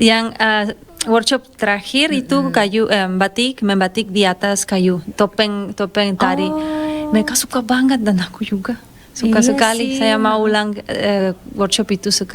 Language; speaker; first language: Indonesian; non-native, fluent; Spanish